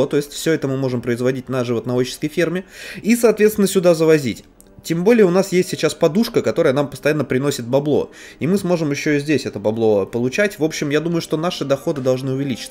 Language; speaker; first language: Russian; native; Russian